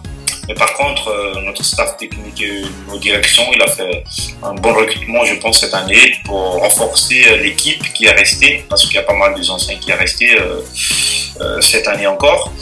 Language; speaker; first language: French; non-native, local second language; Malagasy